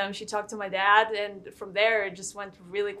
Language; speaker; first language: English; non-native, fluent; Lithuanian